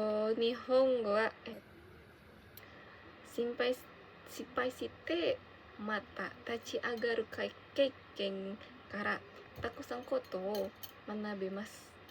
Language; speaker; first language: Japanese; non-native, learner; Indonesian